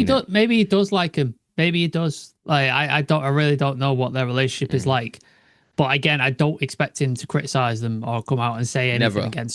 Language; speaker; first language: English; native; English